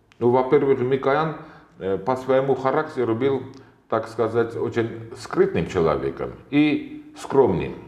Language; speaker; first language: Russian; non-native, local second language; Armenian